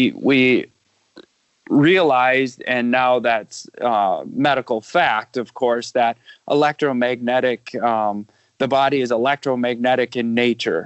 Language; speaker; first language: English; native; English